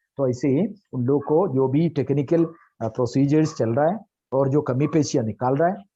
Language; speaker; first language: Hindi; non-native, local second language; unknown